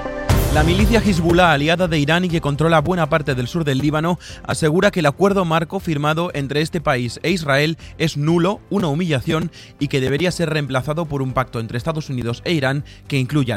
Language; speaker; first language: Spanish; native; Spanish